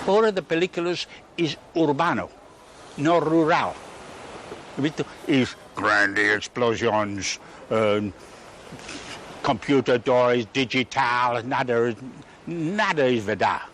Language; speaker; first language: Spanish; non-native, learner; English